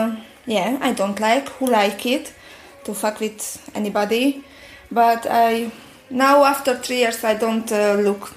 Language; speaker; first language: English; non-native, learner; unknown